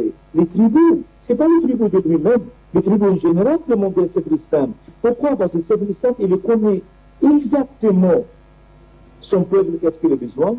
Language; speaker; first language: French; non-native, learner; Arabic